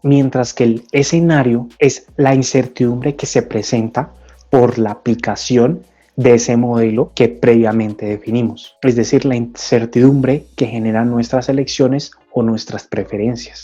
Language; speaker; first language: Spanish; native; Spanish